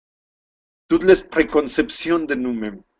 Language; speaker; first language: French; non-native, learner; Spanish